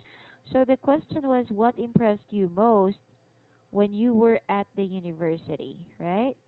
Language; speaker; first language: English; non-native, fluent; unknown